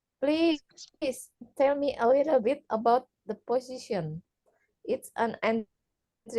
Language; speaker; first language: English; non-native, learner; Indonesian